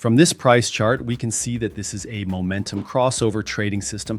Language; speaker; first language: English; native; English